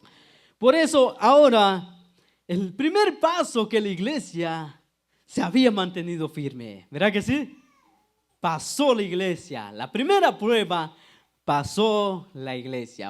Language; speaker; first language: Spanish; native; Spanish